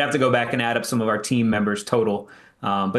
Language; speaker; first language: English; native; English